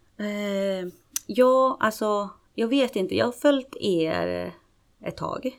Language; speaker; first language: Swedish; early bilingual, other home language; Spanish